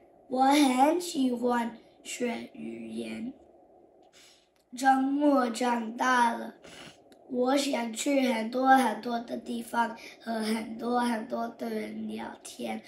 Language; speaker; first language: Chinese; non-native, learner; English